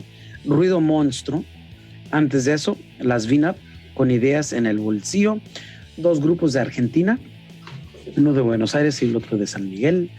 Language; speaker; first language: Spanish; early bilingual, heritage; Spanish